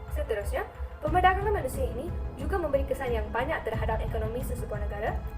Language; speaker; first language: Malay; non-native, local second language; Tamil